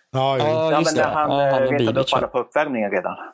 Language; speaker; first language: Swedish; native; Swedish